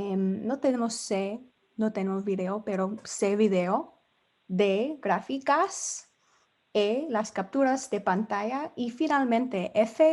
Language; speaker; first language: Spanish; non-native, fluent; English